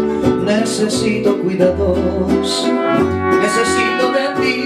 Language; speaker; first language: Spanish; native; Spanish